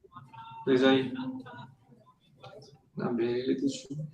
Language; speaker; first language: Portuguese; non-native, fluent; Hebrew